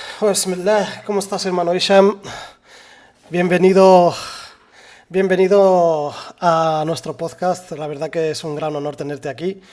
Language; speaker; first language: Spanish; early bilingual, other home language; Arabic